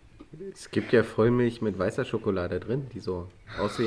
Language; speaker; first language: German; native; German